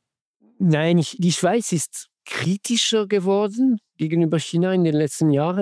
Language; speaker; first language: German; non-native, fluent; French